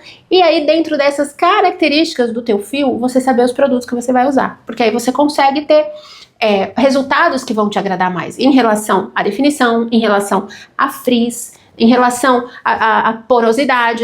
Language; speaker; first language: Portuguese; native; Portuguese